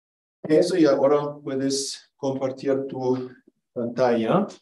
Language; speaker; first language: Spanish; non-native, fluent; German